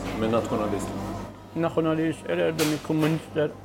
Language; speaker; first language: Swedish; non-native, learner; Arabic